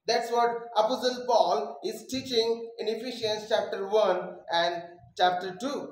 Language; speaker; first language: English; non-native, local second language; Marathi